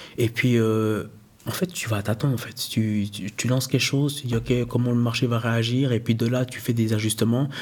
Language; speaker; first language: French; early bilingual, other home language; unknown